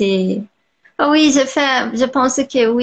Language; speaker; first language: French; non-native, learner; Portuguese